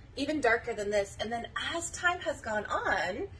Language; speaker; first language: English; native; English